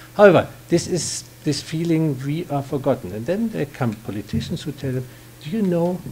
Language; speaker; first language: English; non-native, fluent; German